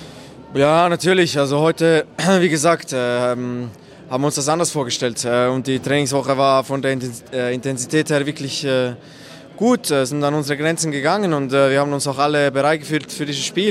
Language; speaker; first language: German; native; German